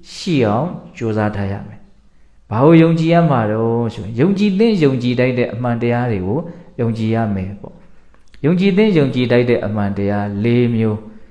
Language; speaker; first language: Burmese; native; Burmese